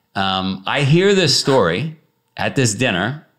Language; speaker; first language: English; native; English